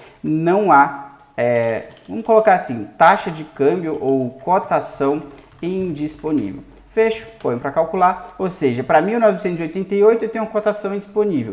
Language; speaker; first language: Portuguese; native; Portuguese